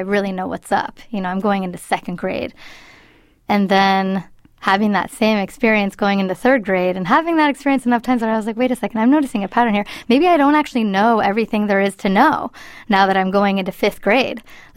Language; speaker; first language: English; early bilingual, other home language; Spanish